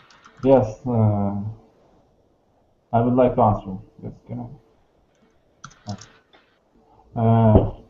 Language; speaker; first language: English; non-native, learner; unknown